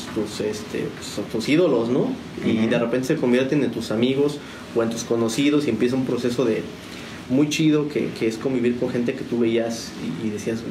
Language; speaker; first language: Spanish; native; Spanish